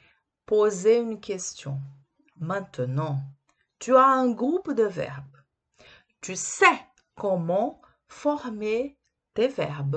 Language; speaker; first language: French; non-native, fluent; Portuguese